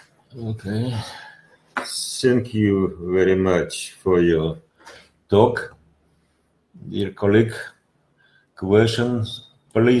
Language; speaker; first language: English; non-native, learner; Russian